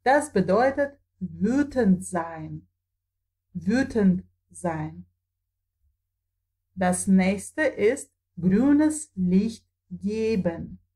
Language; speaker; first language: German; non-native, fluent; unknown